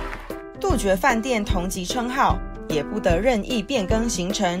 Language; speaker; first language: Chinese; native; Chinese